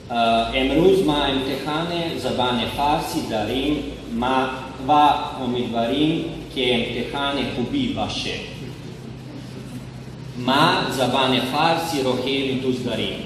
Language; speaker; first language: Persian; non-native, learner; Serbian